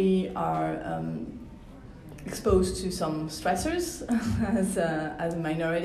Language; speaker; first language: English; non-native, fluent; French